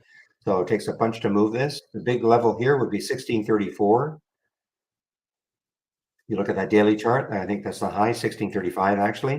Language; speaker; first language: English; native; English